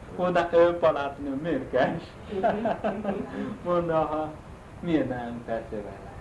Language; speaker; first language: Hungarian; non-native, learner; Chinese